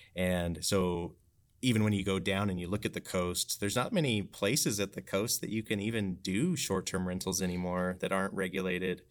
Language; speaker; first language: English; native; English